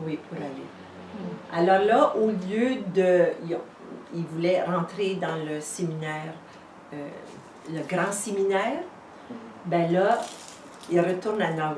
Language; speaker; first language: French; native; French